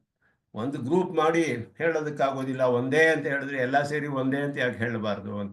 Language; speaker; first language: Kannada; native; Kannada